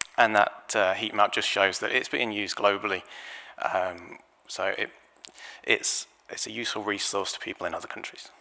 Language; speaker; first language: English; native; English